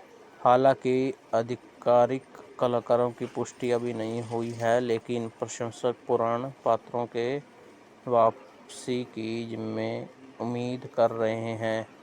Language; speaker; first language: Hindi; native; Hindi